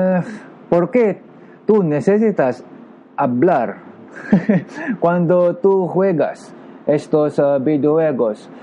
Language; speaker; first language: Spanish; non-native, learner; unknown